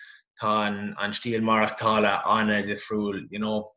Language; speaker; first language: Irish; non-native, local second language; English